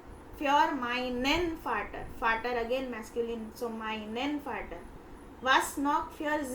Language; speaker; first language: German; non-native, fluent; Hindi